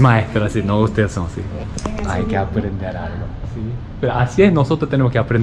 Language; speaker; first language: Spanish; non-native, learner; Japanese